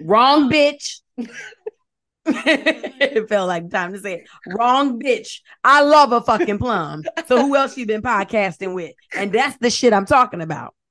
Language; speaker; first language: English; native; English